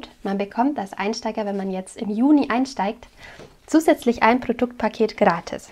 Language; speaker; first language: German; native; German